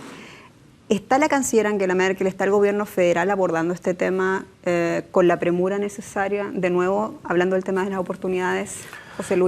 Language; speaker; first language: Spanish; native; Spanish